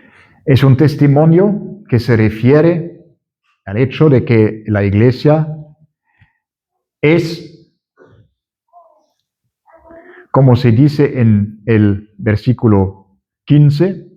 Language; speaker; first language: Spanish; non-native, fluent; German